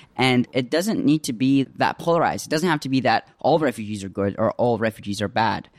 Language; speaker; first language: English; early bilingual, other home language; Arabic